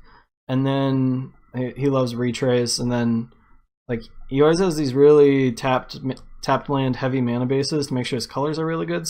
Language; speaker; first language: English; native; English